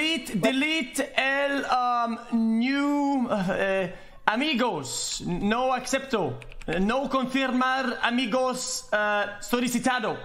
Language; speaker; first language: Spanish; non-native, learner; French